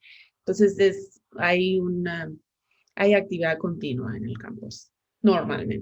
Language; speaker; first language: Spanish; non-native, fluent; English